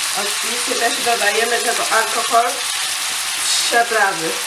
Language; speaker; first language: Polish; non-native, learner; Chinese